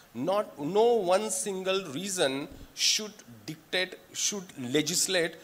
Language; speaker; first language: English; non-native, local second language; Marathi